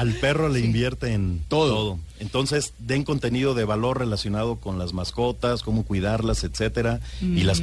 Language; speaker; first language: Spanish; native; Spanish